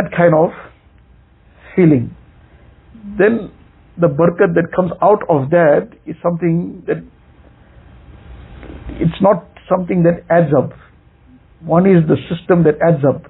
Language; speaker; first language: English; native; English